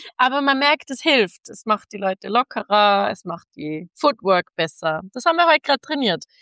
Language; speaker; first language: German; native; German